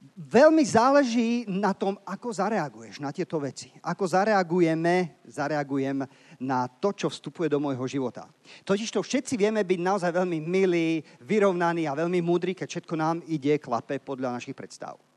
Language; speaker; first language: Slovak; native; Slovak